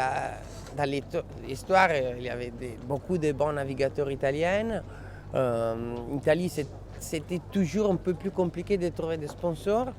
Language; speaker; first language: French; non-native, fluent; Italian